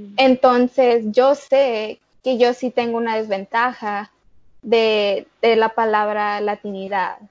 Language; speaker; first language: Spanish; early bilingual, heritage; Spanish